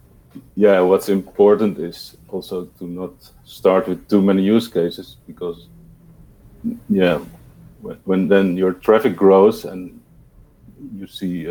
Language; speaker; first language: English; non-native, fluent; Dutch